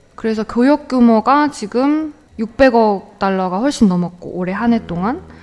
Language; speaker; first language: Korean; native; Korean